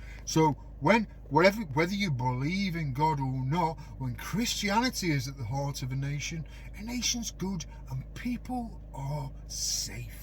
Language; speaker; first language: English; native; English